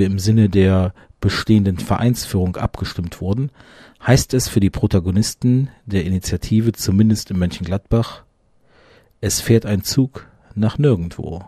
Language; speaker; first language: German; native; German